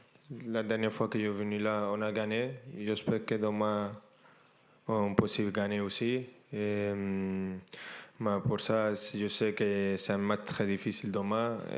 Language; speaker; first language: French; non-native, fluent; Spanish